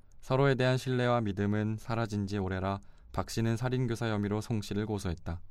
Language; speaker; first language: Korean; native; Korean